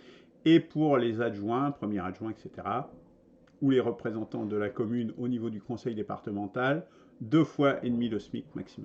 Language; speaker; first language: French; native; French